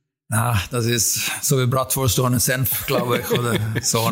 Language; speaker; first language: German; non-native, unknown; Swedish